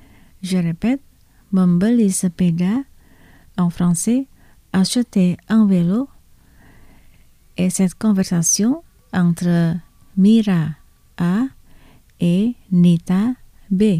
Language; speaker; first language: French; non-native, fluent; Indonesian